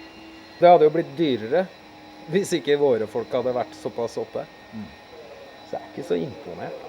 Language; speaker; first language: Norwegian; native; Norwegian